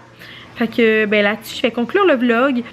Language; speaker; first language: French; native; French